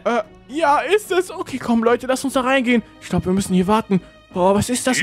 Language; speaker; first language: German; native; German